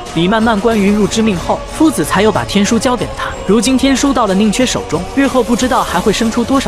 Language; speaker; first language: Chinese; native; Chinese